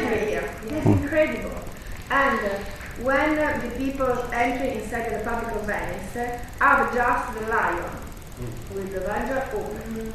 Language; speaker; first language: English; non-native, learner; Italian